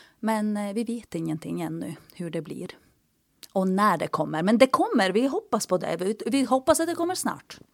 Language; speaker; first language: Swedish; non-native, fluent; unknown